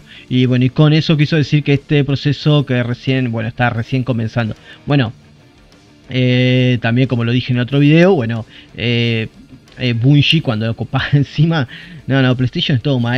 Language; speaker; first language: Spanish; native; Spanish